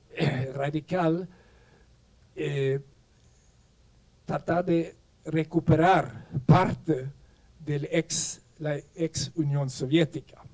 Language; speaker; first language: Spanish; non-native, fluent; Swedish